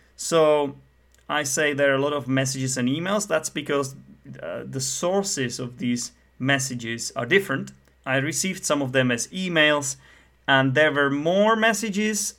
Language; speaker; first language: English; non-native, fluent; Czech